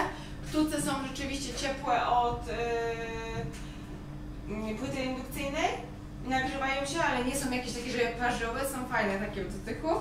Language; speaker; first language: Polish; native; Polish